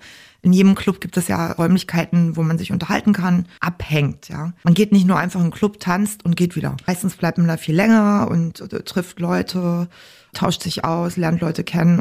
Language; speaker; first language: German; native; German